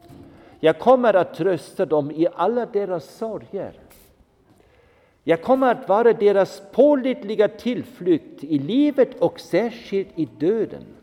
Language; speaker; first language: Swedish; non-native, fluent; German